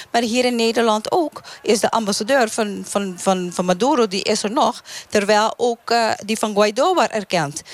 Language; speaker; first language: Dutch; non-native, local second language; Papiamento